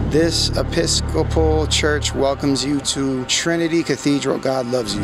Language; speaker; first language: English; native; English